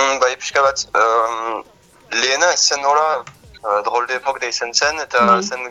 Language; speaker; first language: Basque; non-native, local second language; French